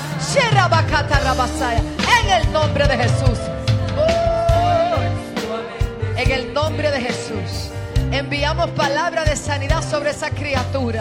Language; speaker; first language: Spanish; native; Spanish